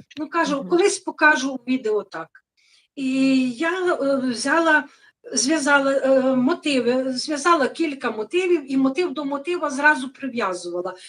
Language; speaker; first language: Ukrainian; native; Ukrainian